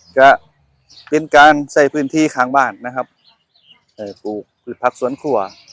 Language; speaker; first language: Thai; native; Thai